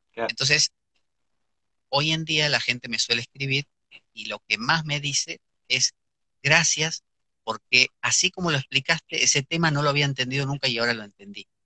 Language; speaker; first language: Spanish; native; Spanish